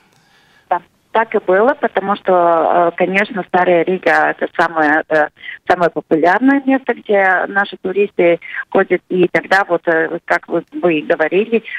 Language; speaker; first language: Russian; non-native, local second language; Latvian